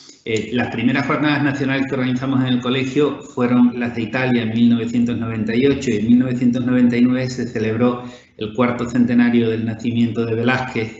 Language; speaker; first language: Spanish; native; Spanish